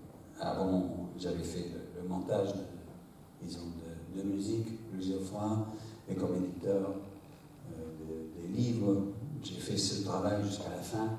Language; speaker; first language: French; non-native, fluent; English